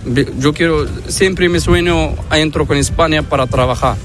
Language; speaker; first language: Spanish; non-native, learner; Arabic